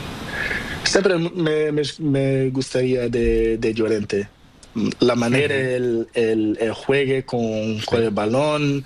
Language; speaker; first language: Spanish; non-native, learner; Portuguese